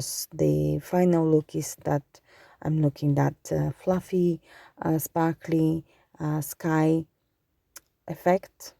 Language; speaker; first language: English; non-native, fluent; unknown